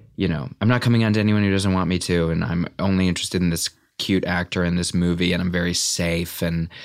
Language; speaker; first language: English; native; English